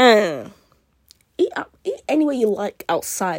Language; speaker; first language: English; native; English